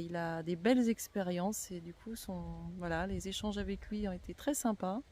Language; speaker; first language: French; native; French